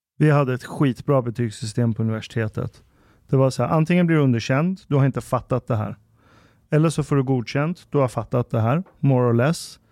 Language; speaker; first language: Swedish; early bilingual, other home language; Persian